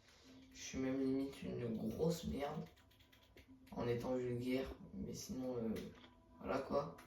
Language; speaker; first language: French; native; French